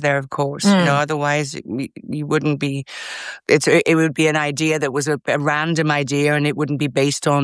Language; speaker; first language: English; native; English